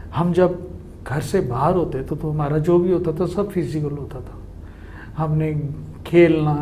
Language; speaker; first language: Hindi; native; Hindi